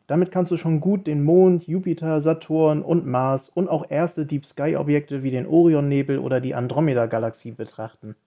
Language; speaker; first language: German; native; German